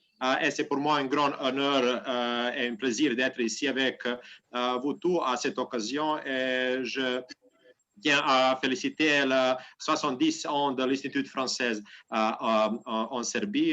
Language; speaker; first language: French; non-native, learner; Serbian